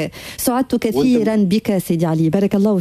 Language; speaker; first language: Arabic; native; Arabic